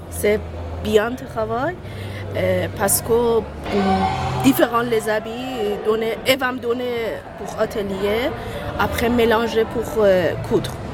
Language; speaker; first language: French; non-native, learner; Persian